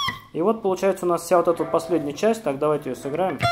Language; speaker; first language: Russian; native; Russian